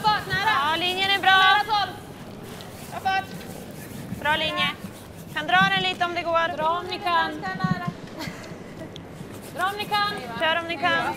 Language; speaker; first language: Swedish; native; Swedish